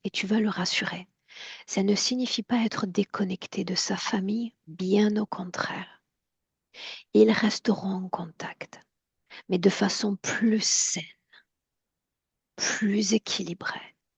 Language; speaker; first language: French; native; French